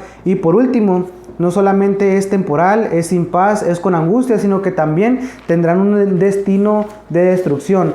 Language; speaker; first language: Spanish; native; Spanish